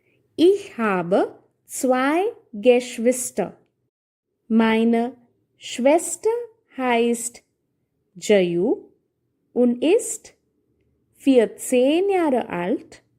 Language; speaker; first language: German; non-native, fluent; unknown